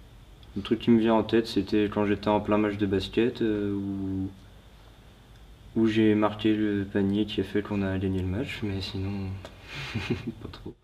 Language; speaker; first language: French; native; French